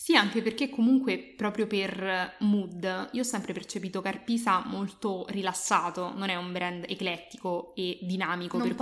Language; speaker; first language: Italian; native; Italian